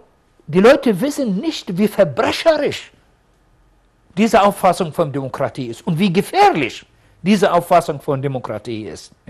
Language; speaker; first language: German; non-native, fluent; Arabic